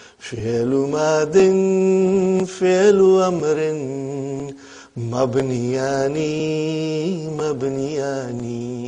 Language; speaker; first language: Arabic; non-native, fluent; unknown